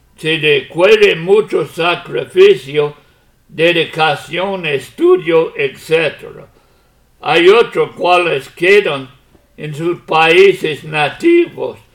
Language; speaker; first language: Spanish; non-native, fluent; English